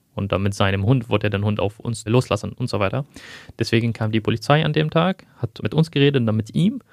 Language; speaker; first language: German; non-native, fluent; Arabic